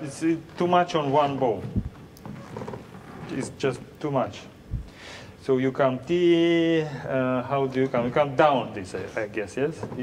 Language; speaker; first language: English; non-native, learner; Russian